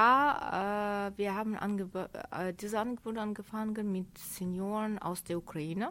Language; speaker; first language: German; non-native, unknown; Azerbaijani